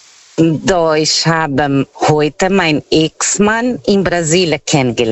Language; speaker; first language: German; non-native, fluent; Portuguese